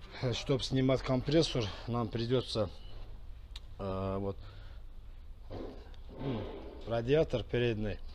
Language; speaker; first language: Russian; non-native, fluent; Azerbaijani